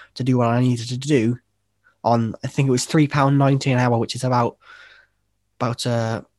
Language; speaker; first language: English; native; English